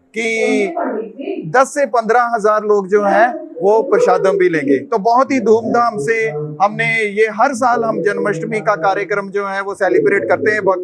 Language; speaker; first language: Hindi; non-native, local second language; Gujarati